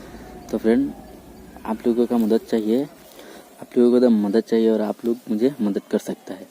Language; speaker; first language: Hindi; non-native, local second language; Bangla